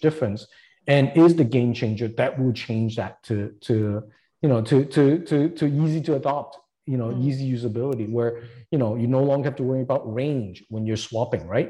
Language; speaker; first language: English; non-native, local second language; Cantonese